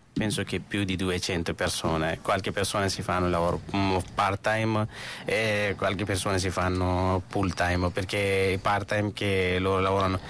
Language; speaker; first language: Italian; non-native, learner; Urdu